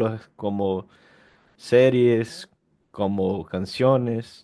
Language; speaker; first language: Spanish; non-native, fluent; Portuguese